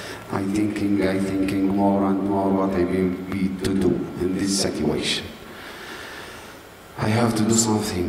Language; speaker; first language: English; non-native, learner; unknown